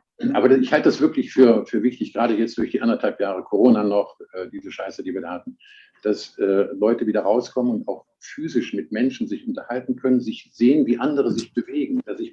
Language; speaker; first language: German; native; German